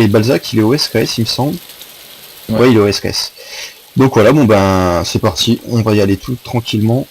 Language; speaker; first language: French; native; French